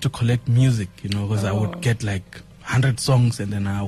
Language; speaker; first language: English; non-native, local second language; Venda